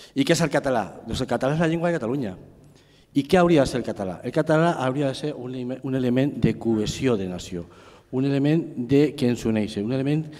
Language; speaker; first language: Catalan; non-native, local second language; Spanish